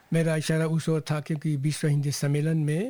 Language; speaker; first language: Hindi; native; Hindi